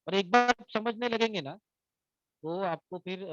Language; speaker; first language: Hindi; non-native, local second language; Marathi